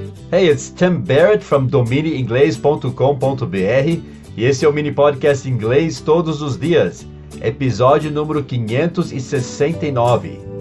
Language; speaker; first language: Portuguese; non-native, fluent; English